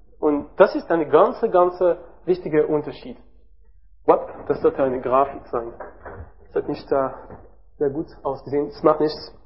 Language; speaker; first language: German; non-native, learner; French